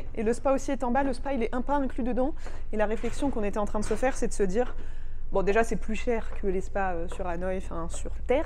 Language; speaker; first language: French; native; French